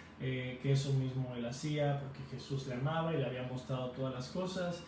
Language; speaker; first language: Spanish; native; Spanish